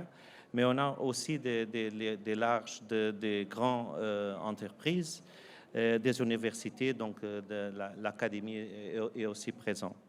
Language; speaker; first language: French; non-native, fluent; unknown